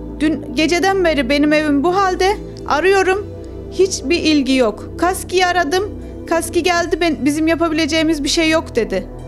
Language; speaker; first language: Turkish; native; Turkish